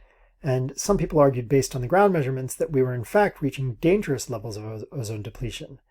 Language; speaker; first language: English; native; English